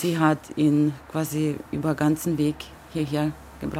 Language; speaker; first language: German; non-native, fluent; Ukrainian